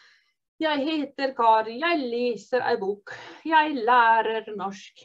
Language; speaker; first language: Norwegian; non-native, fluent; German